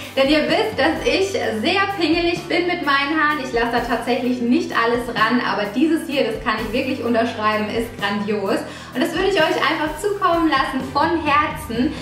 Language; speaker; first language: German; early bilingual, other home language; Italian